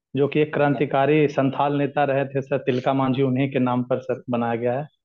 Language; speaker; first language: Hindi; native; Hindi